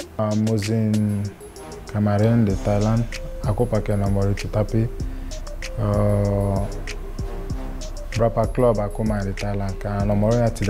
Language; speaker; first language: Indonesian; non-native, fluent; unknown